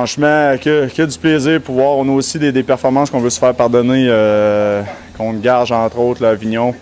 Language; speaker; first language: French; native; French